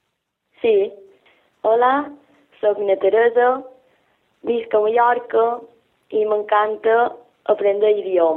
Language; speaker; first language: Spanish; non-native, local second language; Catalan